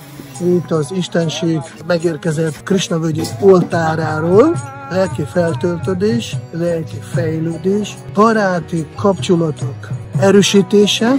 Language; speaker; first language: Hungarian; non-native, fluent; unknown